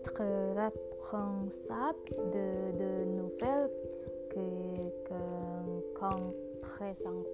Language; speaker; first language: French; non-native, learner; Indonesian